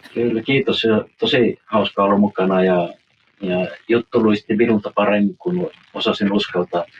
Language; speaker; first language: Finnish; early bilingual, heritage; Finnish